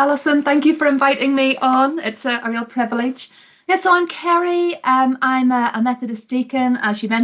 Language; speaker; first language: English; native; English